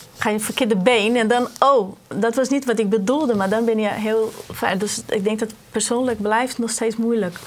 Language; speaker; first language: Dutch; non-native, fluent; Portuguese